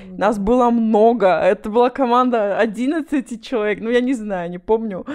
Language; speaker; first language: Russian; non-native, fluent; Spanish